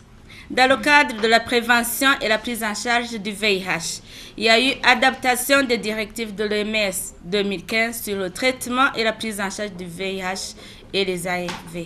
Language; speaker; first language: French; non-native, local second language; Rundi